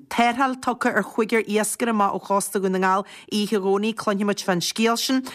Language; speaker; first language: Irish; native; Irish